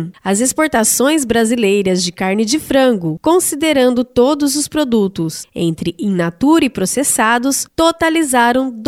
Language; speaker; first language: Portuguese; native; Portuguese